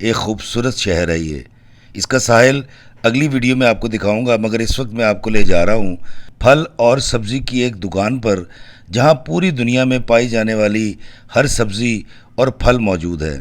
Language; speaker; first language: Hindi; non-native, local second language; Punjabi